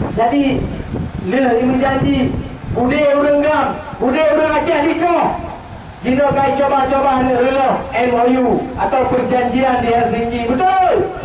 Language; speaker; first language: Malay; non-native, local second language; Achinese